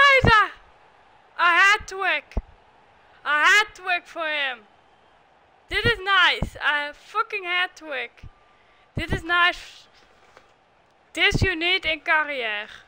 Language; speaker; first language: English; non-native, learner; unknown